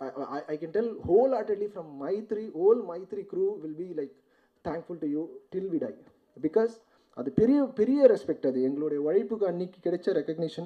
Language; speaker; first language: Tamil; native; Tamil